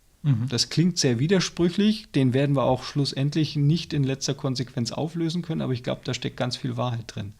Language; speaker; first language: German; native; German